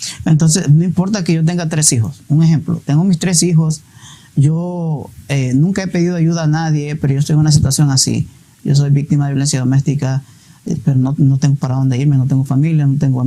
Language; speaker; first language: Spanish; native; Spanish